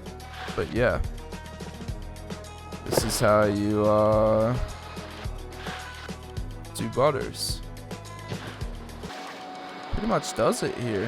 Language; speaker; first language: English; native; English